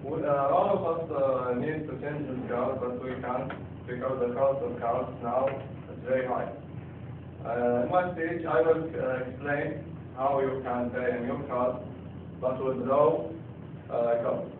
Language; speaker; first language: English; non-native, learner; Arabic